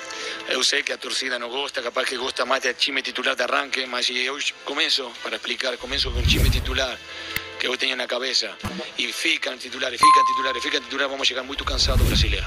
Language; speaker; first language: Portuguese; non-native, fluent; Spanish